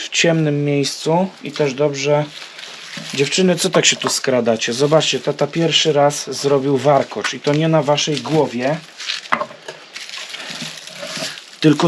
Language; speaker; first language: Polish; native; Polish